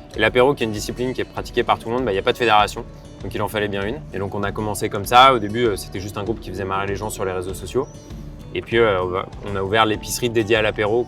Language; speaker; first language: French; native; French